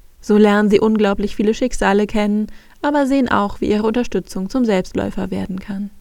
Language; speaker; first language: German; native; German